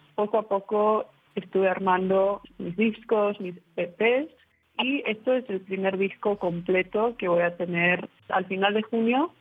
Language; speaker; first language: Spanish; early bilingual, heritage; English